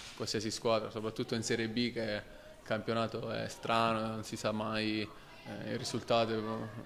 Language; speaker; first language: Italian; native; Italian